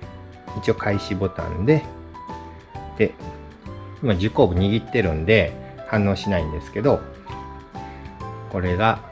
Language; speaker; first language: Japanese; native; Japanese